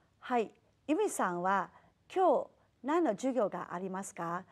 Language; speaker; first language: Japanese; non-native, fluent; Chinese